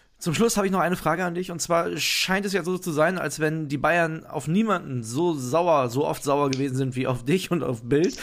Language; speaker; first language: German; native; German